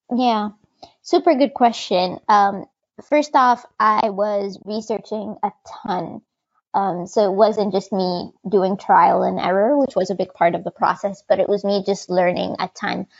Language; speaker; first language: English; non-native, fluent; Arabic